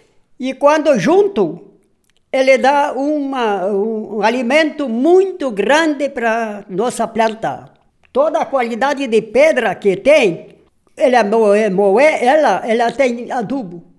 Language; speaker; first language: Portuguese; non-native, local second language; Polish